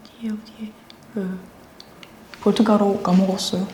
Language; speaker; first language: Korean; non-native, learner; Portuguese